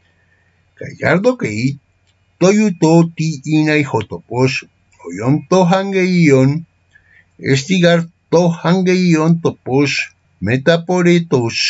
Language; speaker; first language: Greek; non-native, fluent; Spanish